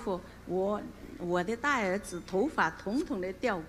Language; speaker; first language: Chinese; non-native, local second language; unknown